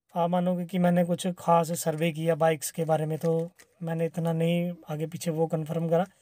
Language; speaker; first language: Hindi; native; Hindi